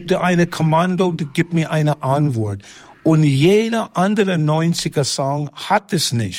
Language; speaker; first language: German; non-native, fluent; English